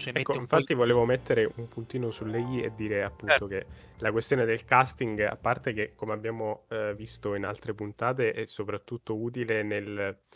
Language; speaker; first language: Italian; native; Italian